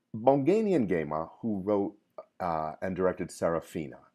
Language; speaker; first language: English; native; English